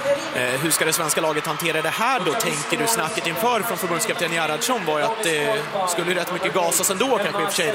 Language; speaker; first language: Swedish; native; Swedish